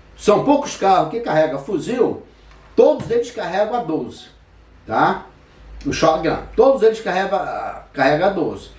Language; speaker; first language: Portuguese; native; Portuguese